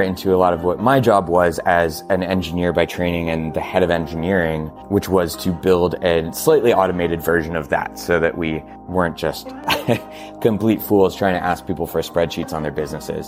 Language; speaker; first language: English; native; English